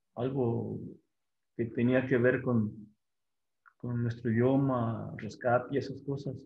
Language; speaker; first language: Spanish; non-native, local second language; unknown